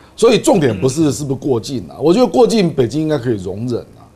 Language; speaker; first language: Chinese; native; Chinese